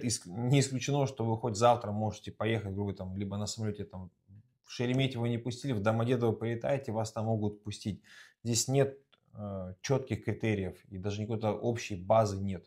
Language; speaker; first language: Russian; native; Russian